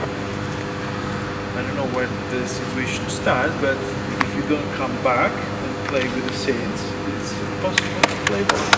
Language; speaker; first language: English; non-native, learner; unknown